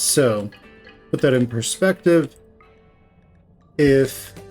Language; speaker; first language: English; native; English